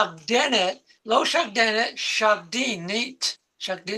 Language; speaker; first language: Hebrew; non-native, learner; English